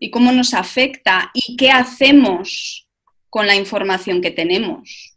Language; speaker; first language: Spanish; native; Spanish